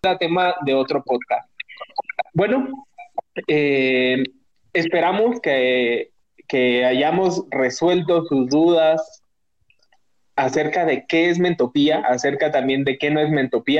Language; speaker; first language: Spanish; native; Spanish